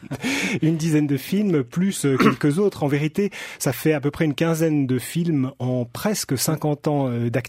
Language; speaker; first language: French; native; French